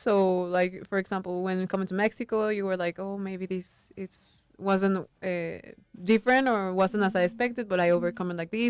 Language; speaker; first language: English; non-native, fluent; Spanish